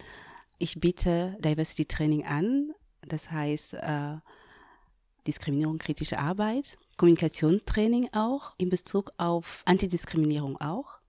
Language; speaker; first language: German; non-native, fluent; French